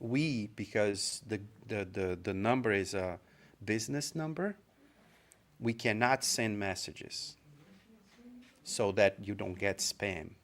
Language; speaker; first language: English; non-native, fluent; Portuguese